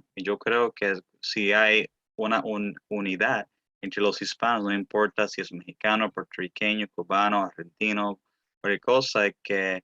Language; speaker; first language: Spanish; early bilingual, heritage; Spanish